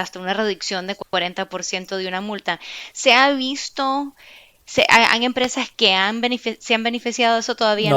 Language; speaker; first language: Spanish; native; Spanish